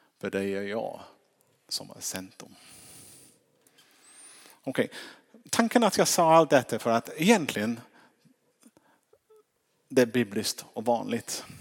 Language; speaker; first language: Swedish; non-native, fluent; English